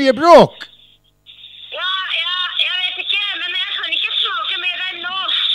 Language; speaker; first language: Norwegian; non-native, learner; Chinese